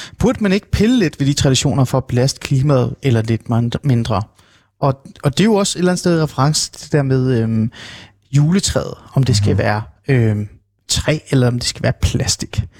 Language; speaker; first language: Danish; non-native, local second language; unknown